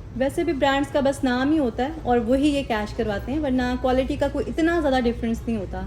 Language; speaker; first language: Urdu; native; Urdu